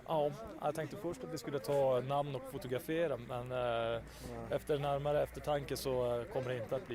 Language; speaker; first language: Swedish; native; Swedish